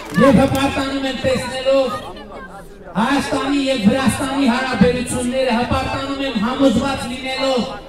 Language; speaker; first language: Armenian; native; Armenian